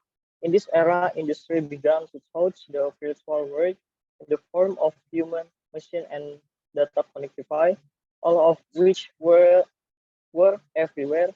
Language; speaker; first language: English; non-native, learner; Indonesian